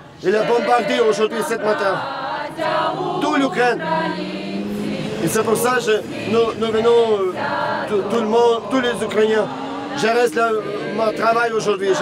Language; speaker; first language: French; non-native, learner; Ukrainian